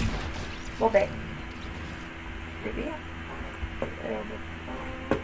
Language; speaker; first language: French; native; French